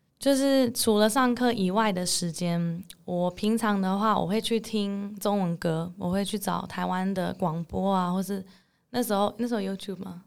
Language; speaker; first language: Chinese; early bilingual, heritage; English